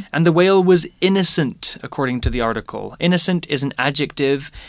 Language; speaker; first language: English; native; English